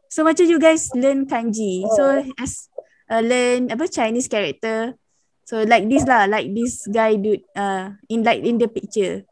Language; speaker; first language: English; non-native, local second language; Malay